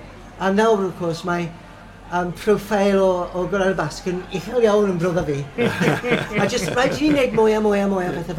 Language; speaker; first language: Welsh; non-native, fluent; English